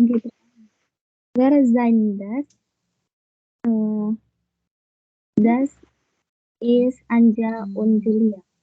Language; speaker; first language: German; non-native, learner; Indonesian